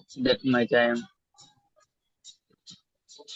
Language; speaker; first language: English; non-native, learner; Bangla